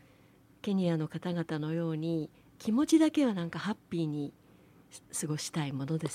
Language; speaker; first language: Japanese; native; Japanese